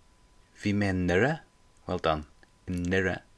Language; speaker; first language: Irish; non-native, local second language; English